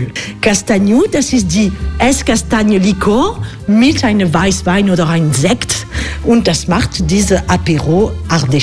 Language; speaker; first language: German; non-native, learner; French